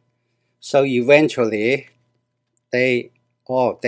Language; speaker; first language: English; non-native, learner; Cantonese